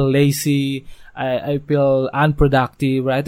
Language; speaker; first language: English; non-native, local second language; Filipino